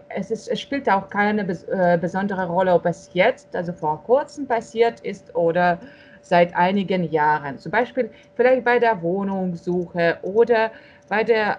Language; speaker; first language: German; non-native, fluent; Russian